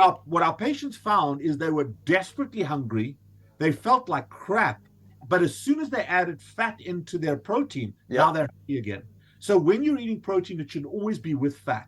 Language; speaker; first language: English; native; English